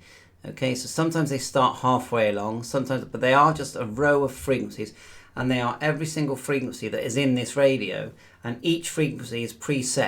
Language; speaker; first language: English; native; English